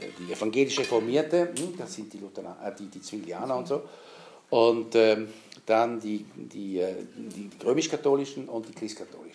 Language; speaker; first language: German; native; German